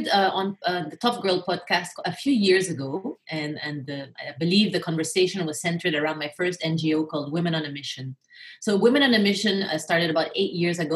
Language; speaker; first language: English; non-native, local second language; French